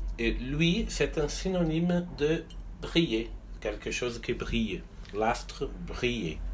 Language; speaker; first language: French; non-native, fluent; Portuguese